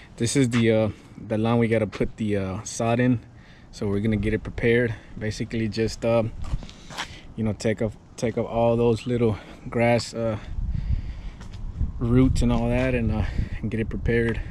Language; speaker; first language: English; early bilingual, other home language; Spanish